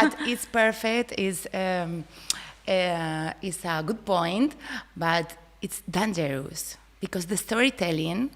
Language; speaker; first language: English; non-native, learner; Spanish